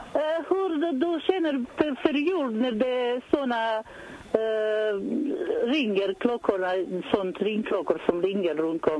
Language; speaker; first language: Swedish; non-native, fluent; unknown